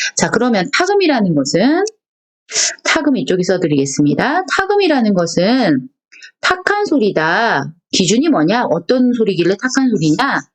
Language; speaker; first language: Korean; native; Korean